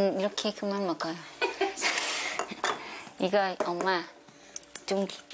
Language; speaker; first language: Korean; non-native, learner; Thai